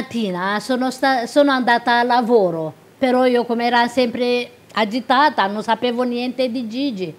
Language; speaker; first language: Italian; non-native, local second language; Romanian